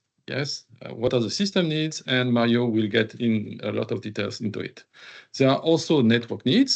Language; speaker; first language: English; non-native, fluent; French